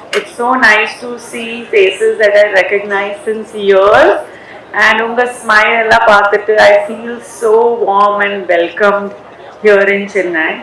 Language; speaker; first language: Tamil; non-native, learner; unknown